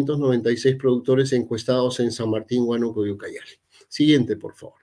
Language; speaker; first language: Spanish; native; Spanish